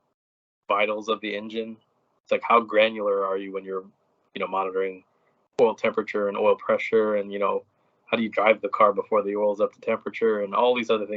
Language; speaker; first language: English; native; English